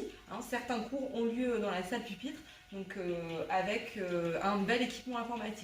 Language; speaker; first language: French; native; French